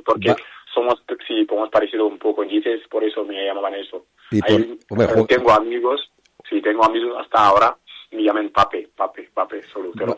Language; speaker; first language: Spanish; non-native, learner; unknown